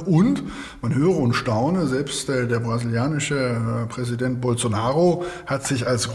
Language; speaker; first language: German; native; German